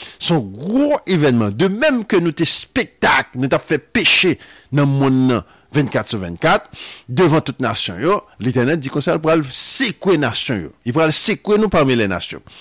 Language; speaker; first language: French; non-native, local second language; Haitian Creole